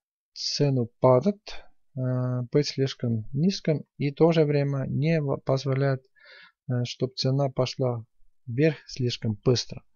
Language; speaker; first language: Russian; non-native, fluent; Estonian